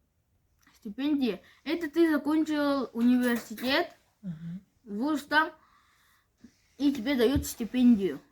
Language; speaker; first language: Russian; non-native, local second language; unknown